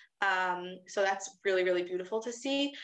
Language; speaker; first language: English; native; English